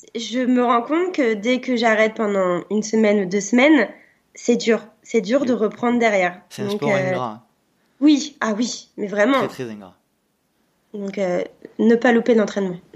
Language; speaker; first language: French; native; French